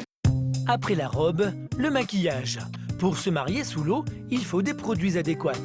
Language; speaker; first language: French; native; French